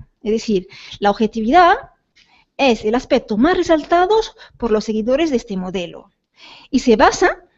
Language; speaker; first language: Spanish; native; Spanish